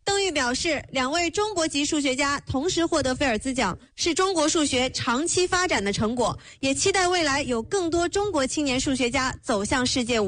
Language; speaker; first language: Chinese; native; Chinese